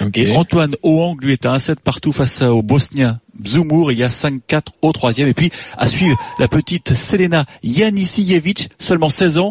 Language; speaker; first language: French; native; French